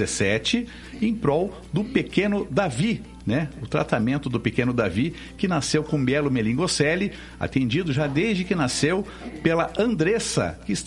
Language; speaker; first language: Portuguese; native; Portuguese